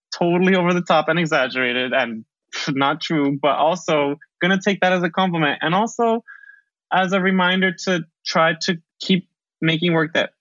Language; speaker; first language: English; early bilingual, other home language; Spanish